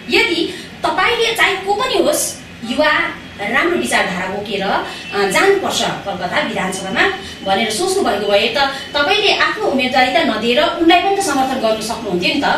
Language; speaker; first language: Nepali; native; Nepali